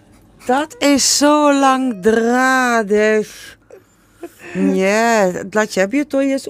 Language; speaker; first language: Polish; non-native, learner; Dutch